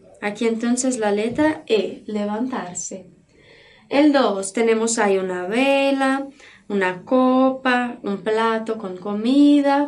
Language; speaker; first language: Spanish; non-native, fluent; Portuguese